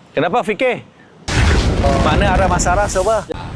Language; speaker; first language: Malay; non-native, local second language; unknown